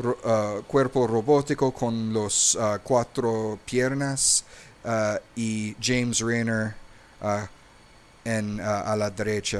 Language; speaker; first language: Spanish; non-native, learner; English